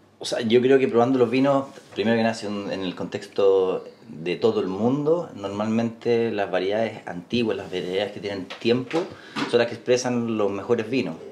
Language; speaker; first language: Spanish; native; Spanish